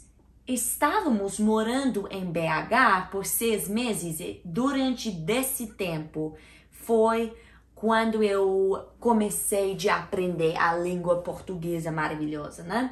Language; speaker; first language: Portuguese; non-native, learner; English